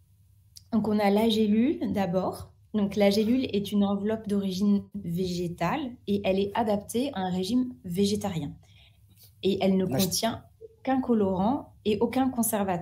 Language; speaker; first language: French; native; French